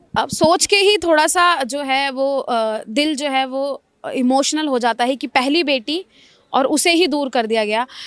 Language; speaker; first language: Hindi; native; Hindi